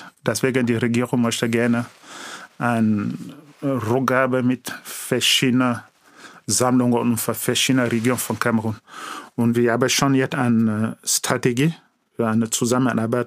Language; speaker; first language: German; non-native, learner; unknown